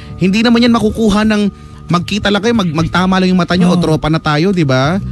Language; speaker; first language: Filipino; native; Filipino